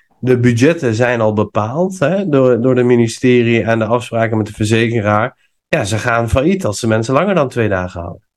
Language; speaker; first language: Dutch; non-native, fluent; Persian